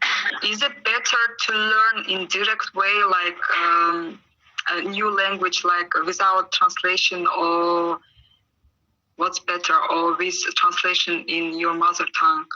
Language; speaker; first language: English; non-native, learner; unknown